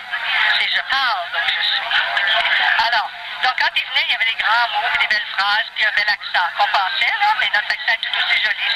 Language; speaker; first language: French; native; French